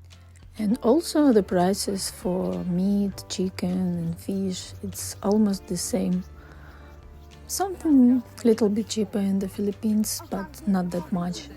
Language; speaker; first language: English; non-native, fluent; Russian